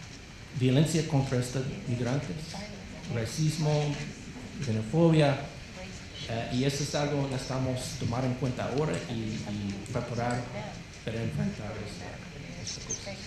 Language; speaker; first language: Spanish; non-native, fluent; English